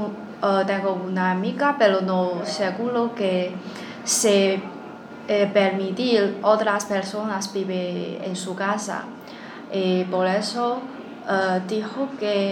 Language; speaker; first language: Spanish; non-native, learner; Chinese